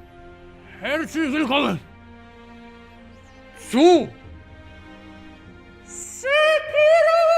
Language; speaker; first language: German; native; German